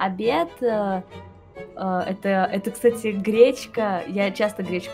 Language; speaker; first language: Russian; native; Russian